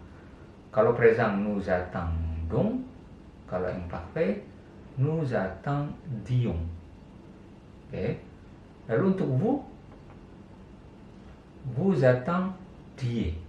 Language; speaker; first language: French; non-native, fluent; Indonesian